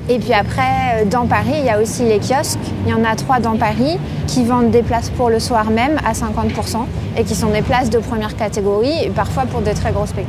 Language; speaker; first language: French; native; French